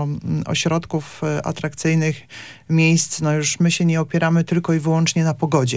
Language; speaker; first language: Polish; native; Polish